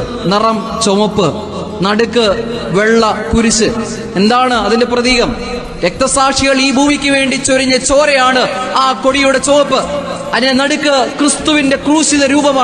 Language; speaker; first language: Malayalam; native; Malayalam